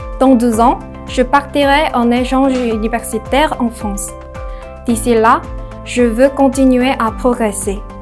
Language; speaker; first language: French; non-native, learner; Korean